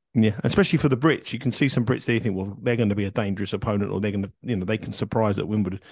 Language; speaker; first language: English; native; English